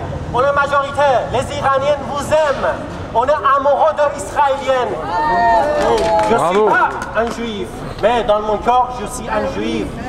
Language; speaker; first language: French; non-native, fluent; Kurdish